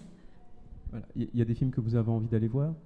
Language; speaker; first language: French; native; French